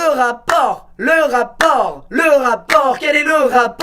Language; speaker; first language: French; native; French